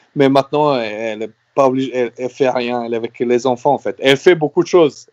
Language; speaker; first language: French; non-native, fluent; Serbian